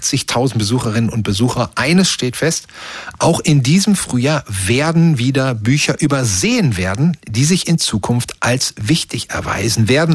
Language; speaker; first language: German; native; German